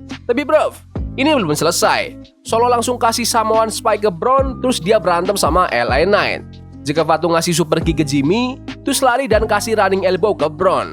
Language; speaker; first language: Indonesian; native; Indonesian